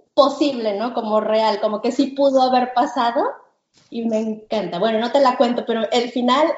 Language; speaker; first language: Spanish; native; Spanish